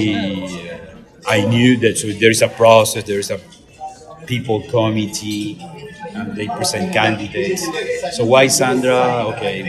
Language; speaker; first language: English; non-native, fluent; Spanish